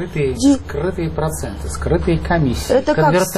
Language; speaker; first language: Russian; native; Russian